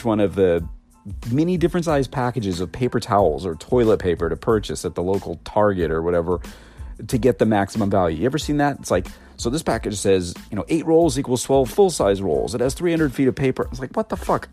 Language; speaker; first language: English; native; English